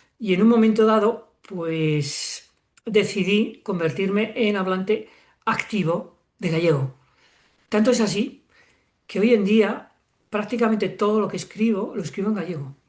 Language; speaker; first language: Spanish; native; Spanish